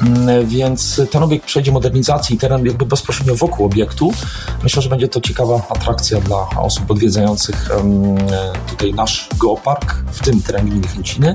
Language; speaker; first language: Polish; native; Polish